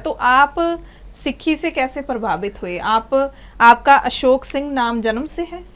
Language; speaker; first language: Hindi; non-native, local second language; Punjabi